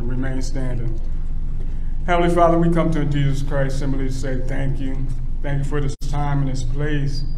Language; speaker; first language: English; native; English